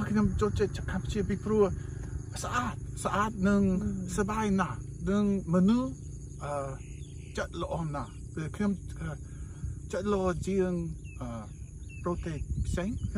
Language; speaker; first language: Khmer; non-native, learner; English